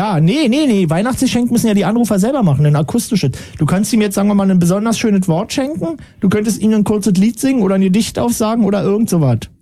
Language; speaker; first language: German; native; German